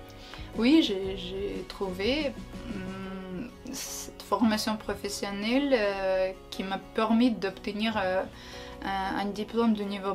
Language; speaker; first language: French; non-native, learner; Ukrainian